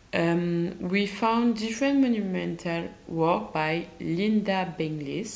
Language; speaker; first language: English; non-native, learner; French